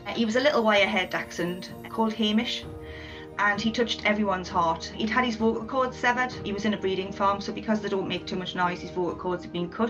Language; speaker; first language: English; native; English